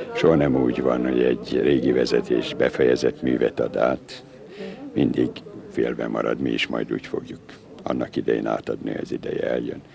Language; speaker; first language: Hungarian; native; Hungarian